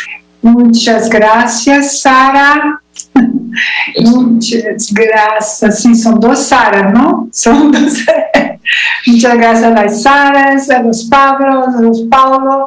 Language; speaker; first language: Spanish; non-native, learner; Portuguese